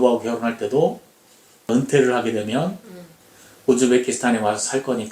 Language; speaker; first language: Korean; native; Korean